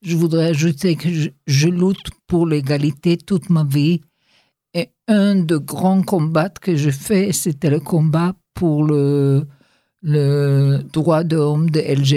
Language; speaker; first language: French; non-native, learner; Hebrew